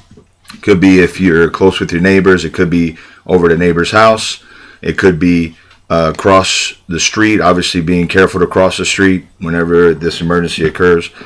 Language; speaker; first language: English; native; English